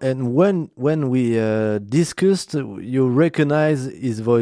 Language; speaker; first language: English; non-native, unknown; French